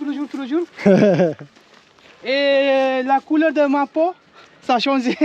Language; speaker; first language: French; non-native, fluent; Hindi